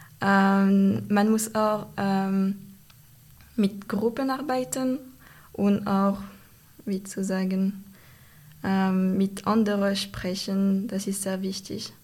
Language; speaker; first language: German; non-native, learner; French